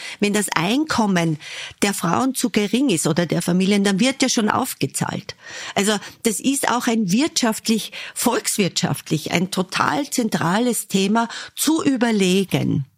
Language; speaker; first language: German; native; German